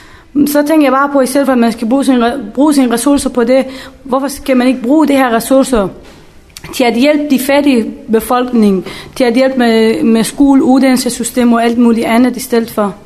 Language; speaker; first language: Danish; early bilingual, other home language; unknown